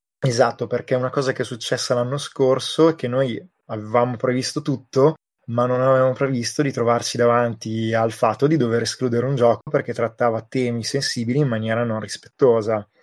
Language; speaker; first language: Italian; native; Italian